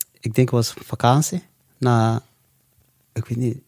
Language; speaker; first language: Dutch; non-native, local second language; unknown